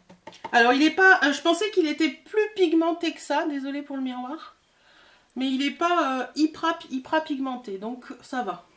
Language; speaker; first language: French; native; French